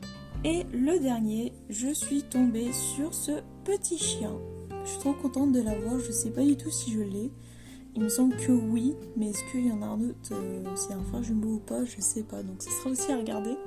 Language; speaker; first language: French; native; French